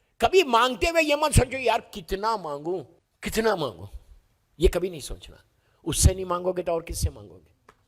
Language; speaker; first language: Urdu; native; Urdu